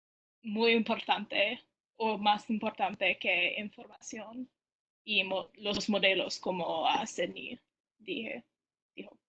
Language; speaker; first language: Spanish; non-native, learner; English